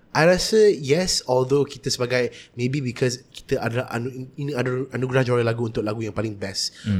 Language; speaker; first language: Malay; non-native, fluent; English